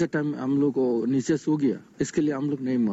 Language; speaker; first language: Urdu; non-native, learner; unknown